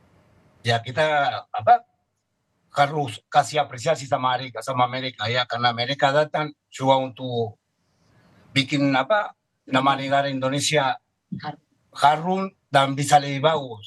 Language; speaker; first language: Indonesian; non-native, fluent; Spanish